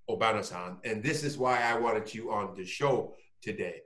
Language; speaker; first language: English; native; English